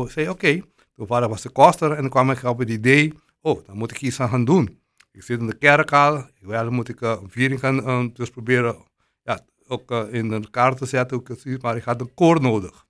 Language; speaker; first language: Dutch; non-native, local second language; Papiamento